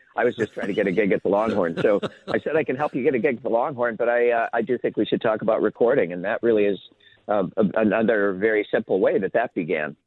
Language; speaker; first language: English; native; English